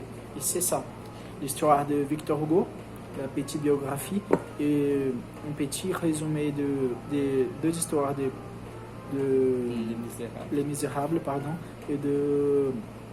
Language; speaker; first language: French; non-native, learner; Portuguese